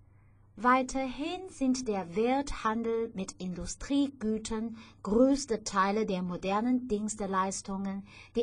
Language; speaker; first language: German; non-native, fluent; Chinese